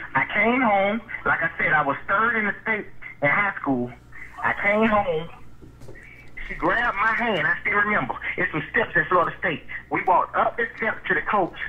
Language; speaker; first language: English; native; English